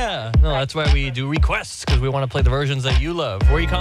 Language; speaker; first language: English; native; English